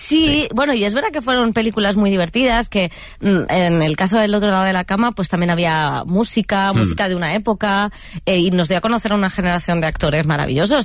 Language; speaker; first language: Spanish; native; Spanish